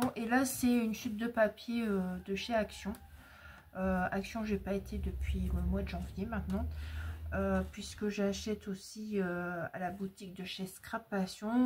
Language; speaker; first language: French; native; French